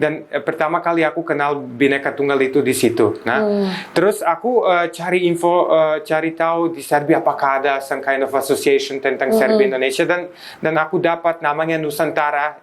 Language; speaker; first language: Indonesian; non-native, fluent; Serbian